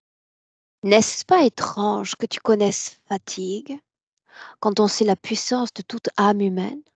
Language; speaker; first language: French; native; French